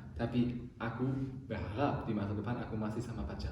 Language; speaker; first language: Indonesian; non-native, learner; German